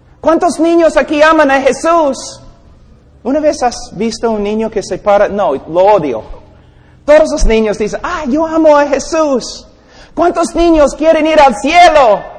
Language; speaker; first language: Spanish; non-native, fluent; English